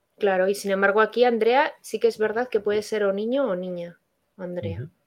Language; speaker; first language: Spanish; native; Spanish